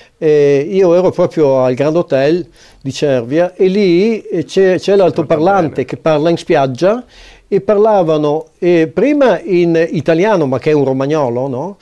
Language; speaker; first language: Italian; native; Italian